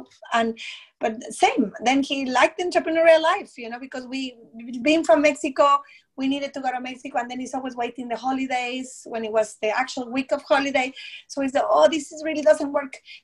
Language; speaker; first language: English; non-native, fluent; Spanish